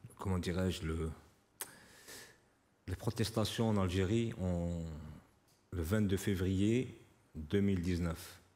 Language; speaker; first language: French; non-native, local second language; Arabic